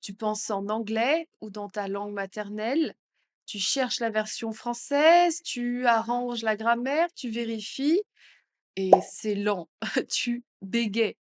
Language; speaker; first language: French; native; French